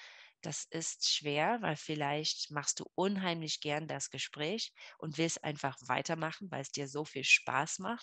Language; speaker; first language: German; non-native, fluent; English